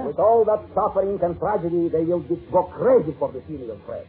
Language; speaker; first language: English; non-native, fluent; Russian